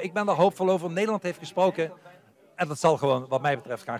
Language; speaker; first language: Dutch; native; Dutch